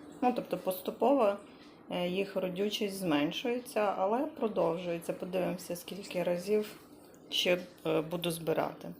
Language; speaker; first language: Ukrainian; native; Ukrainian